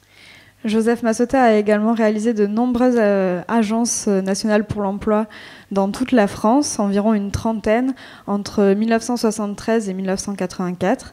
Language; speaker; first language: French; native; French